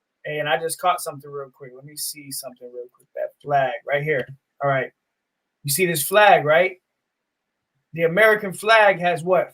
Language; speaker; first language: English; native; English